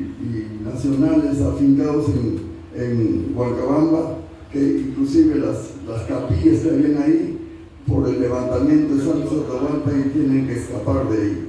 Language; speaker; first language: Spanish; native; Spanish